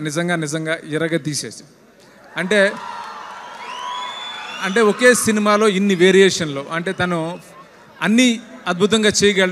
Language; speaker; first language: Telugu; native; Telugu